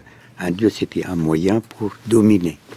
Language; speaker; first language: French; non-native, fluent; Arabic